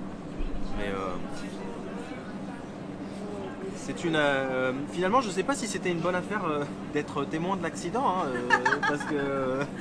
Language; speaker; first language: French; native; French